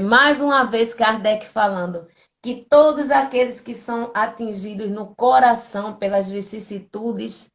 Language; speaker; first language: Portuguese; native; Portuguese